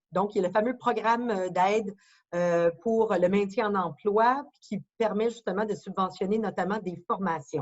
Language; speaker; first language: French; native; French